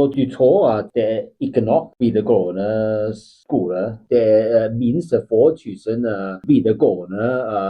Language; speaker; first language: Danish; non-native, learner; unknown